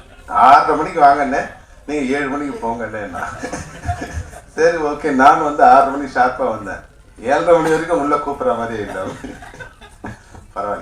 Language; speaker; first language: Tamil; native; Tamil